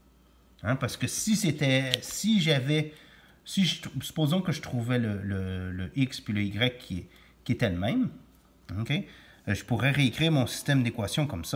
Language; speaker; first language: French; native; French